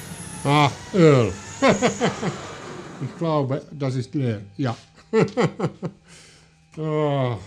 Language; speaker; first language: German; non-native, learner; Finnish